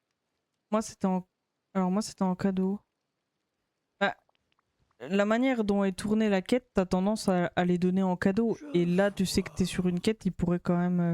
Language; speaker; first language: French; native; French